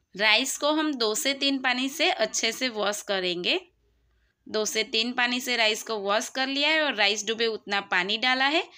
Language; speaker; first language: Hindi; non-native, local second language; Gujarati